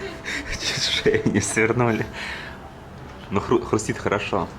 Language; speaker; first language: Russian; native; Russian